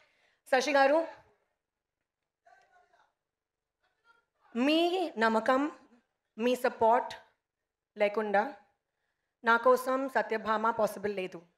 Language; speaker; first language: Telugu; non-native, local second language; Hindi